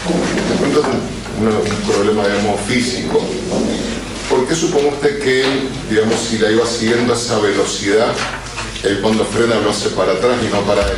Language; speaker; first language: Spanish; native; Spanish